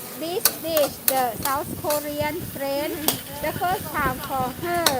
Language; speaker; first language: English; non-native, learner; Thai